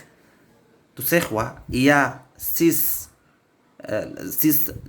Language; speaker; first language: French; non-native, learner; Indonesian